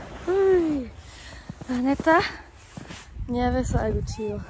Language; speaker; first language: Spanish; non-native, fluent; German